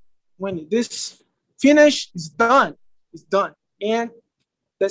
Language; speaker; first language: English; non-native, learner; Portuguese